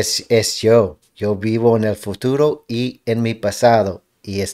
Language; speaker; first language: Spanish; non-native, learner; English